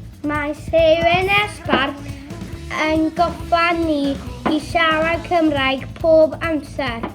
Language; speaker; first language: Welsh; non-native, local second language; English